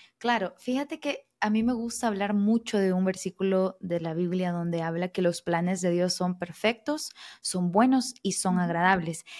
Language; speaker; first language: Spanish; native; Spanish